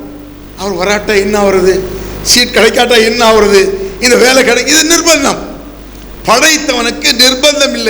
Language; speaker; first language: Tamil; native; Tamil